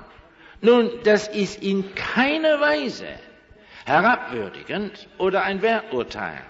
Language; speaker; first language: German; non-native, fluent; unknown